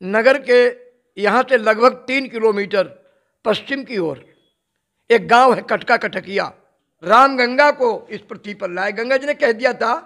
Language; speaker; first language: Hindi; native; Hindi